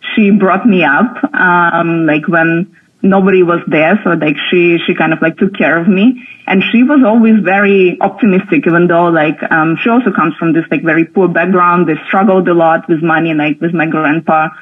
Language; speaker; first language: English; non-native, fluent; Russian